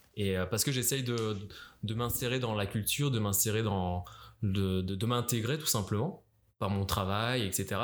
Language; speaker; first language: French; native; French